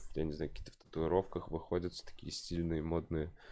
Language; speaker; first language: Russian; native; Russian